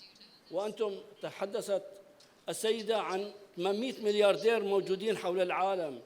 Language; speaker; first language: Arabic; native; Arabic